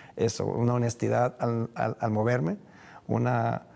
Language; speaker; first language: Spanish; native; Spanish